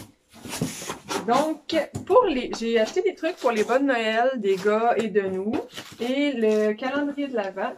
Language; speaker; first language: French; native; French